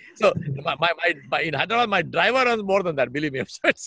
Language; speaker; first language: English; non-native, local second language; Urdu